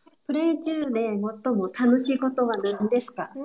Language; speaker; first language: Japanese; non-native, fluent; Chinese